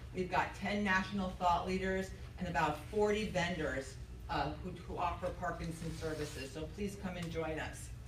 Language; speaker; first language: English; native; English